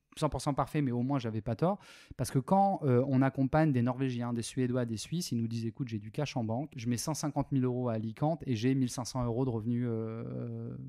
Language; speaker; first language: French; native; French